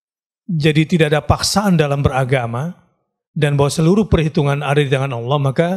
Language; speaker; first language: Indonesian; native; Indonesian